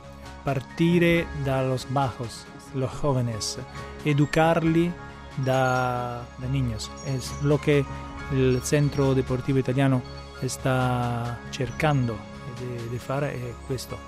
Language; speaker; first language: Spanish; non-native, learner; Italian